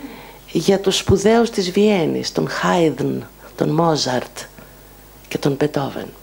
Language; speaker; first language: Greek; native; Greek